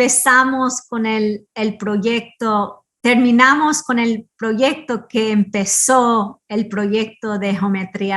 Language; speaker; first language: Spanish; early bilingual, heritage; Spanish